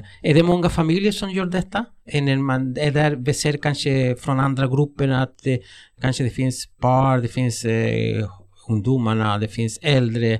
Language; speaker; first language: Swedish; non-native, fluent; Spanish